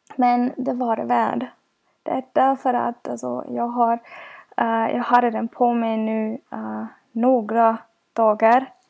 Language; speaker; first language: Swedish; non-native, fluent; German